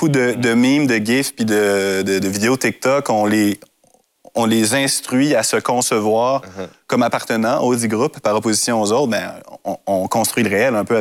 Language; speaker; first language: French; native; French